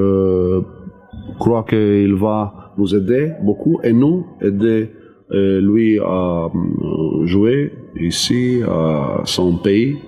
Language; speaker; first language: French; non-native, learner; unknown